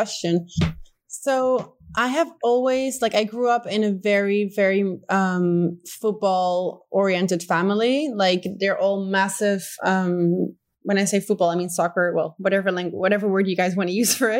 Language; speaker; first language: English; non-native, fluent; Dutch